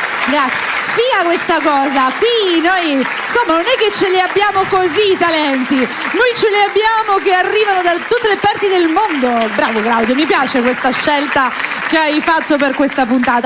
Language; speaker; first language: Italian; native; Italian